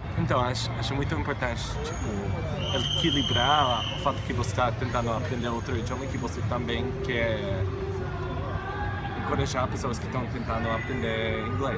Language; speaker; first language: Portuguese; non-native, fluent; English